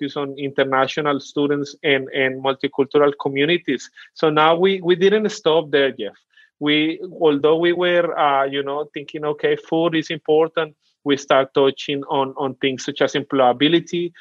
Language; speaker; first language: English; non-native, fluent; Spanish